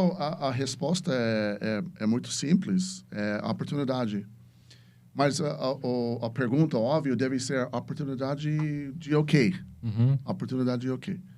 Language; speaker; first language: Portuguese; non-native, fluent; English